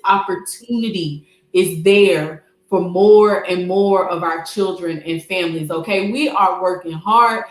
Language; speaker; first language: English; native; English